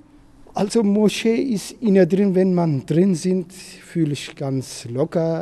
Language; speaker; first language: German; non-native, learner; Turkish